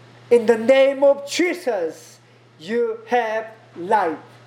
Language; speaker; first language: English; non-native, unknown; Korean